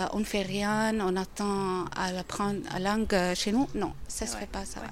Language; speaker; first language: French; non-native, learner; Arabic